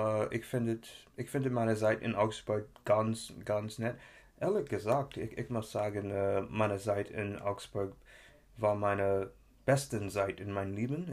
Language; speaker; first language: German; non-native, learner; English